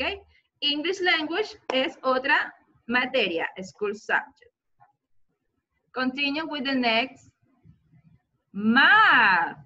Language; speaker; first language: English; non-native, learner; Spanish